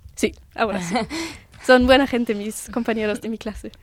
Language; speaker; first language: Spanish; non-native, learner; German